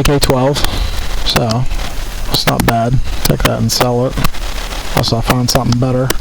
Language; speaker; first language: English; native; English